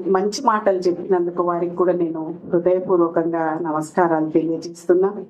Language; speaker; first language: Telugu; non-native, local second language; Lambadi